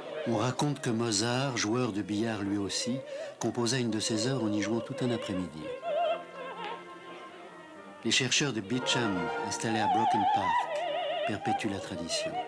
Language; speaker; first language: French; native; French